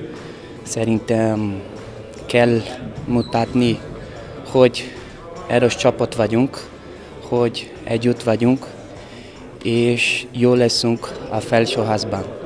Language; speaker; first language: Hungarian; non-native, learner; Portuguese